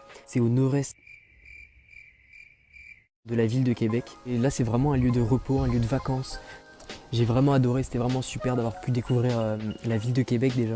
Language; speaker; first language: French; native; French